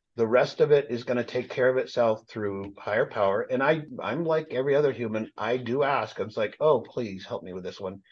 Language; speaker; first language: English; native; English